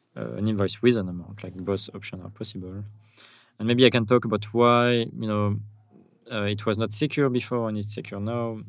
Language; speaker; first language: English; non-native, fluent; French